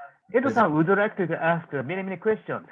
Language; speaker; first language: English; non-native, learner; Japanese